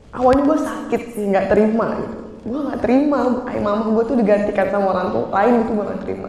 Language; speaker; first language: Indonesian; native; Indonesian